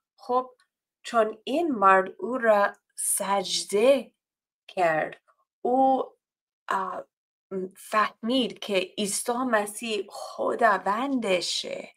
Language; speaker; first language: Persian; non-native, fluent; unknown